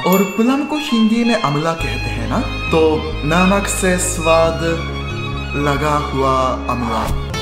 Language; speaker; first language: Hindi; non-native, fluent; Japanese